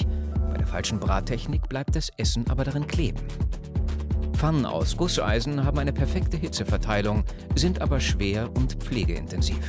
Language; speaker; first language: German; native; German